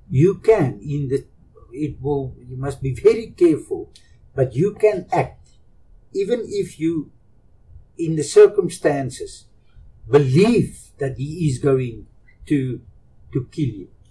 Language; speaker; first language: English; non-native, local second language; Afrikaans